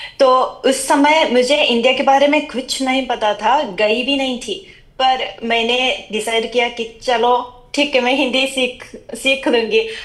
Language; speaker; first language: Hindi; non-native, fluent; Japanese